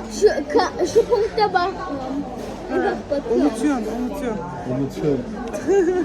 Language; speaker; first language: Turkish; early bilingual, heritage; Turkish